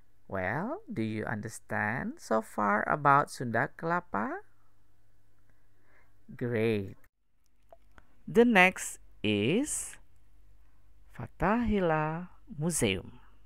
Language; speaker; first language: English; non-native, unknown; Indonesian